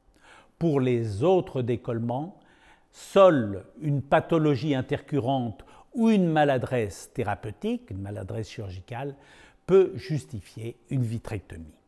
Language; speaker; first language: French; native; French